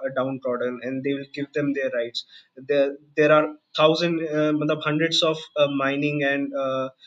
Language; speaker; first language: English; non-native, local second language; Hindi